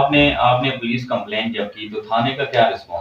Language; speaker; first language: Urdu; native; Urdu